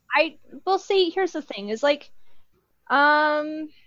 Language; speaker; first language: English; native; English